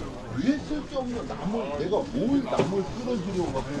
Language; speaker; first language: Korean; native; Korean